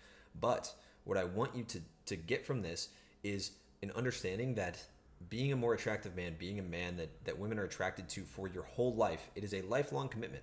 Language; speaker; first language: English; native; English